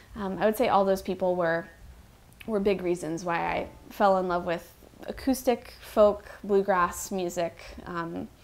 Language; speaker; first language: English; native; English